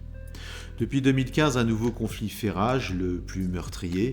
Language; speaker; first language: French; native; French